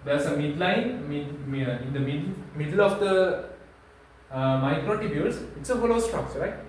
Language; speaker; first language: English; non-native, local second language; Sinhala